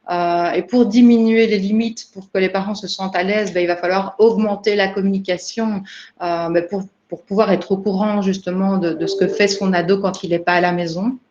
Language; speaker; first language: French; native; French